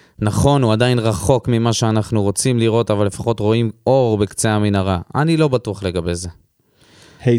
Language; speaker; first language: Hebrew; native; Hebrew